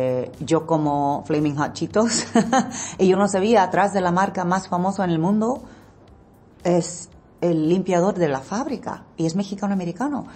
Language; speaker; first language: Spanish; early bilingual, heritage; English